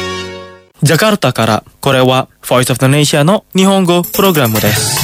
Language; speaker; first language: Japanese; non-native, fluent; Indonesian